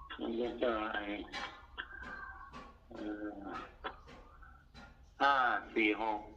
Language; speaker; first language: Thai; non-native, local second language; Northeastern Thai